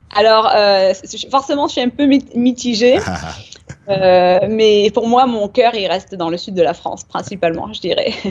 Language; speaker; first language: French; native; French